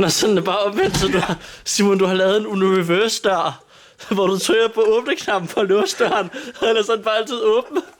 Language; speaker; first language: Danish; native; Danish